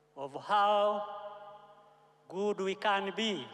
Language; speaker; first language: English; non-native, local second language; Kinyarwanda